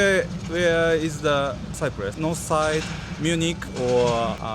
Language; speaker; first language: English; non-native, learner; Japanese